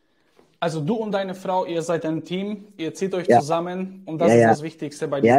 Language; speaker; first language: German; native; German